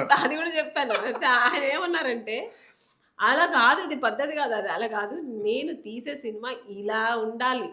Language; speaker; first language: Telugu; native; Telugu